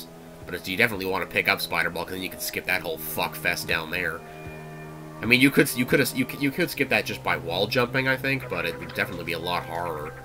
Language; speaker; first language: English; native; English